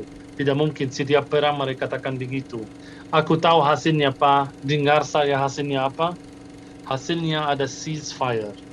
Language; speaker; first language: Indonesian; non-native, fluent; Arabic